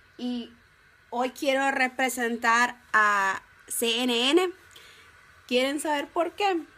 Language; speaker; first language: Spanish; native; Spanish